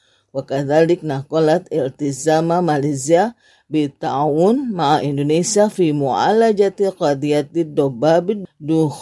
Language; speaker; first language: Arabic; non-native, learner; Indonesian